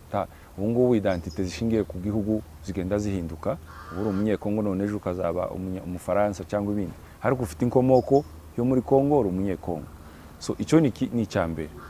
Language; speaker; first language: Kinyarwanda; native; Kinyarwanda